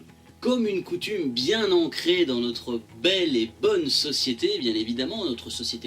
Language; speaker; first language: French; native; French